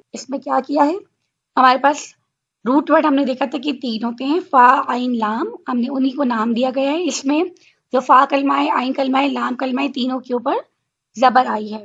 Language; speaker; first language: Urdu; native; Urdu